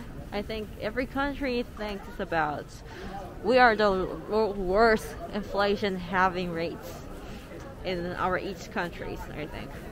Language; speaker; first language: English; non-native, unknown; Korean